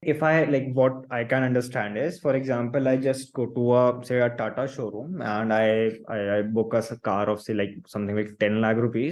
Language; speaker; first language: English; non-native, local second language; Hindi